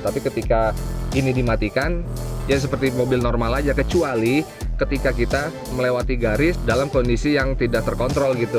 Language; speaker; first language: Indonesian; native; Indonesian